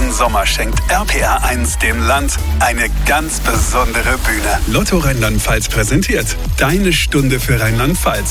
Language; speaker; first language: German; native; German